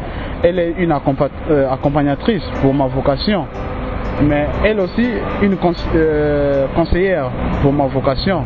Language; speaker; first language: French; non-native, local second language; Kongo